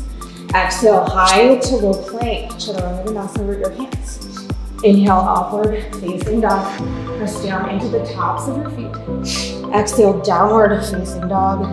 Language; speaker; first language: English; native; English